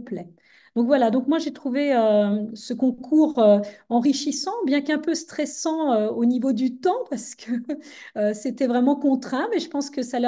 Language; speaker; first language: French; native; French